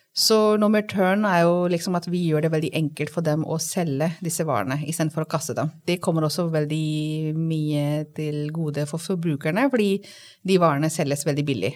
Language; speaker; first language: Norwegian; non-native, fluent; Hindi